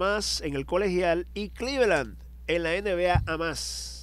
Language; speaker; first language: Spanish; native; Spanish